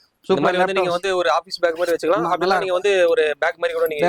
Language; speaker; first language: Tamil; native; Tamil